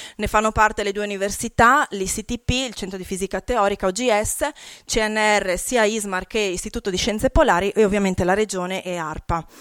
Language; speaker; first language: Italian; native; Italian